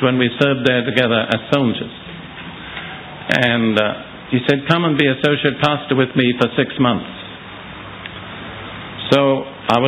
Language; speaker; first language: English; native; English